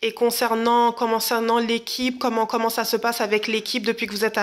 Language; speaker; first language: French; native; French